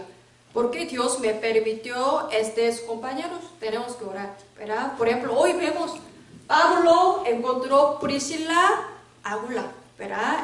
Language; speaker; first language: Spanish; non-native, learner; Korean